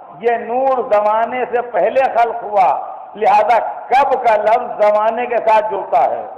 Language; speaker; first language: Urdu; native; Urdu